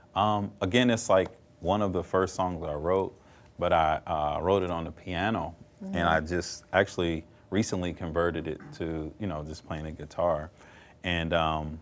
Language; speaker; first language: English; native; English